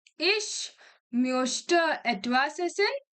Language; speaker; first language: German; non-native, learner; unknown